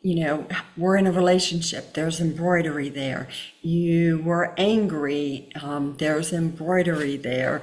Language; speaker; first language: English; native; English